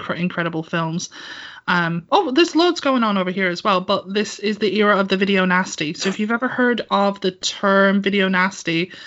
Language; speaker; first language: English; native; English